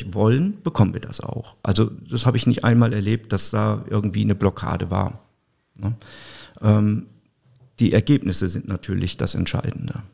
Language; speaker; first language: German; native; German